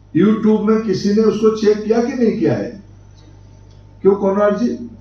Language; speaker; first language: Hindi; non-native, local second language; Odia